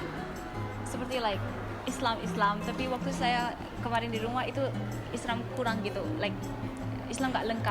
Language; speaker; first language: Indonesian; non-native, learner; English